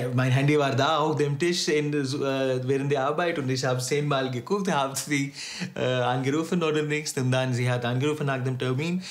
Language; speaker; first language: German; non-native, learner; Malayalam